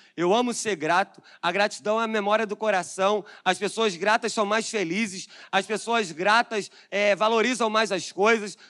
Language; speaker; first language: Portuguese; native; Portuguese